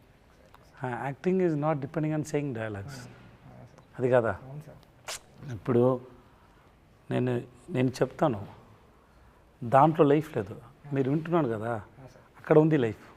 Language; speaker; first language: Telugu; non-native, learner; Tamil